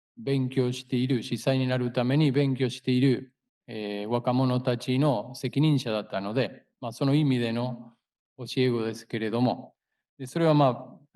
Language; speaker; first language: Japanese; non-native, fluent; Spanish